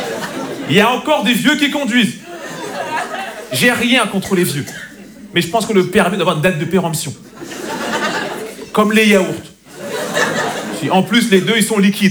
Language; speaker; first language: French; native; French